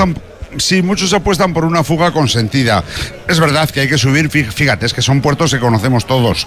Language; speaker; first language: Spanish; native; Spanish